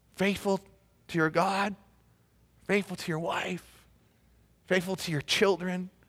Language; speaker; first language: English; native; English